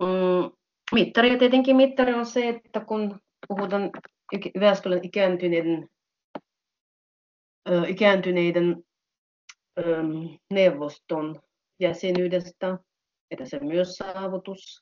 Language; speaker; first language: Finnish; non-native, fluent; Russian